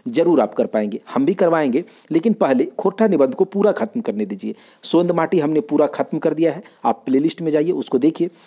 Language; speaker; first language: Hindi; non-native, local second language; Magahi